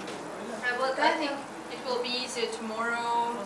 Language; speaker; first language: English; non-native, learner; Russian